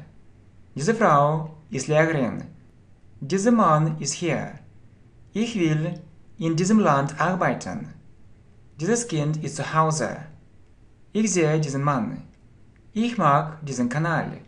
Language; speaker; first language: German; non-native, fluent; Russian